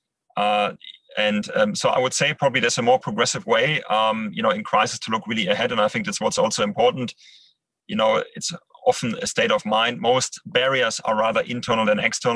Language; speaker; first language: English; non-native, fluent; German